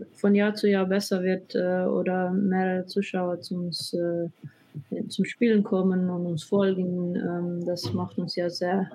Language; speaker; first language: German; non-native, fluent; Slovenian